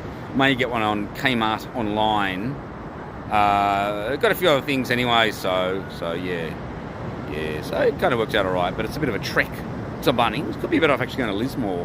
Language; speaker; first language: English; native; English